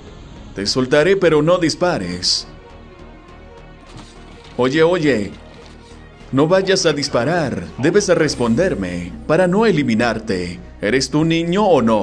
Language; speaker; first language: Spanish; native; Spanish